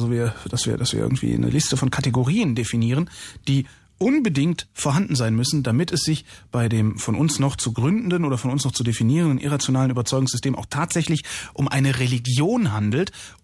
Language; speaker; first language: German; native; German